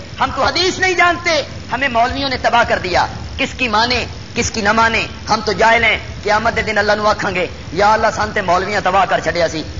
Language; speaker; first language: Urdu; non-native, local second language; Punjabi